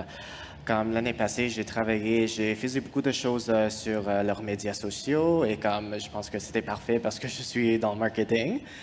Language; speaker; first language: French; non-native, fluent; English